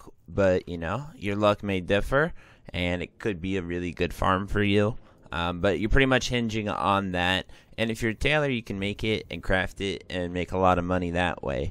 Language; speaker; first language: English; native; English